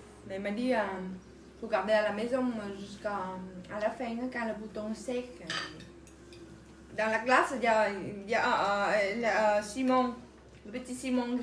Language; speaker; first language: French; non-native, learner; Vietnamese